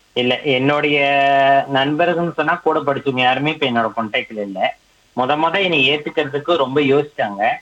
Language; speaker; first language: Tamil; native; Tamil